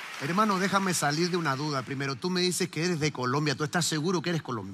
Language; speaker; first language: Spanish; native; Spanish